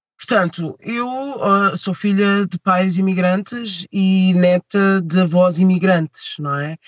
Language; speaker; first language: Portuguese; early bilingual, other home language; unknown